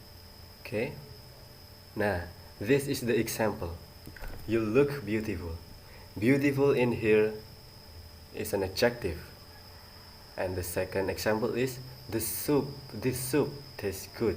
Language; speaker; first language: English; non-native, learner; Indonesian